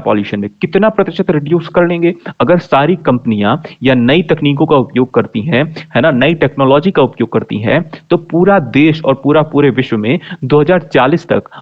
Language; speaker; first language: Hindi; native; Hindi